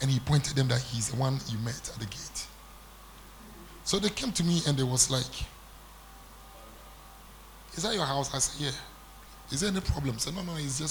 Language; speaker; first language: English; non-native, local second language; Akan